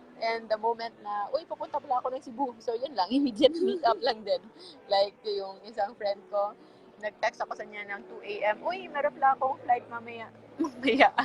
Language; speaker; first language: Filipino; non-native, local second language; Hiligaynon